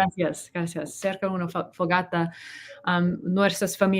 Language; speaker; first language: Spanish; non-native, learner; English